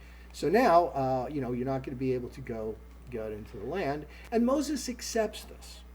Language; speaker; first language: English; native; English